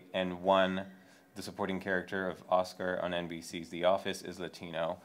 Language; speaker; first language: English; non-native, fluent; French